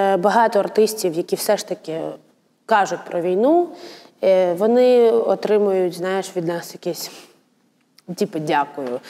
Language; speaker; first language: Ukrainian; non-native, local second language; Russian